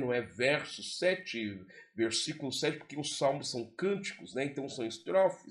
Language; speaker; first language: Portuguese; native; Portuguese